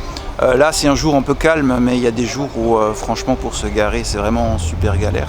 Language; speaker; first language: French; native; French